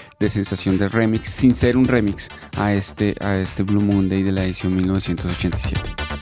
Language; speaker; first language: Spanish; native; Spanish